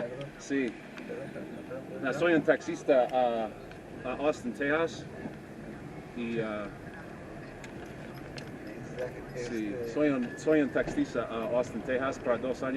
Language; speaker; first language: Spanish; non-native, learner; English